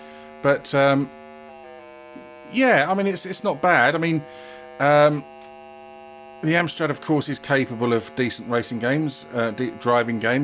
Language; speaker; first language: English; native; English